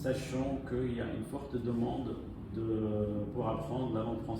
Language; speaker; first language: French; non-native, fluent; Arabic